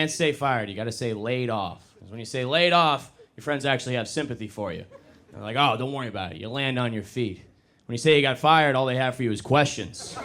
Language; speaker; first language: English; native; English